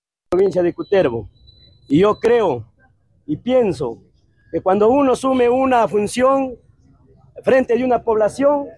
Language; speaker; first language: Spanish; native; Spanish